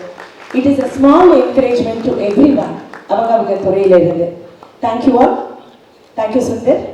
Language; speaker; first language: Tamil; native; Tamil